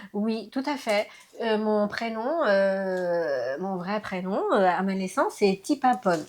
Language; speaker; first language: French; early bilingual, other home language; Lao